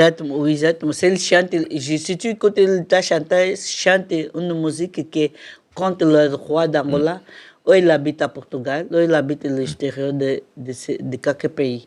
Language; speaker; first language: French; non-native, learner; Portuguese